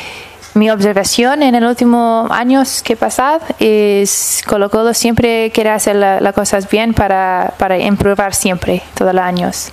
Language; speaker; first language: Spanish; early bilingual, heritage; English